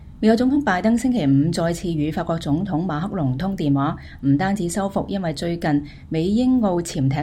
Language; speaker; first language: Chinese; non-native, local second language; Cantonese